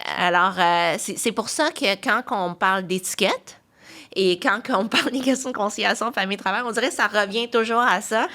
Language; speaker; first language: French; early bilingual, other home language; Chinese